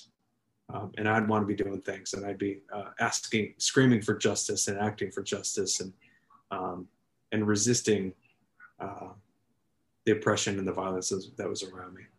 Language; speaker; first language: English; native; English